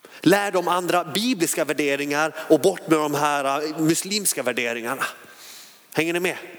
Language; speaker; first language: Swedish; native; Swedish